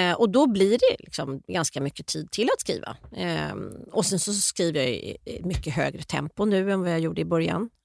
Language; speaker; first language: Swedish; native; Swedish